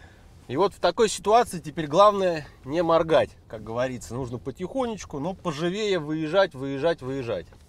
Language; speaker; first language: Russian; native; Russian